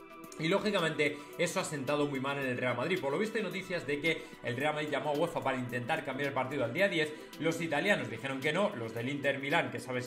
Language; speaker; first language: Spanish; native; Spanish